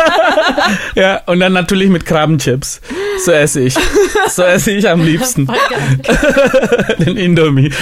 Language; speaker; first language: German; non-native, fluent; Indonesian